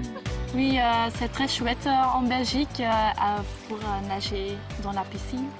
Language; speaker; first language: French; non-native, local second language; Dutch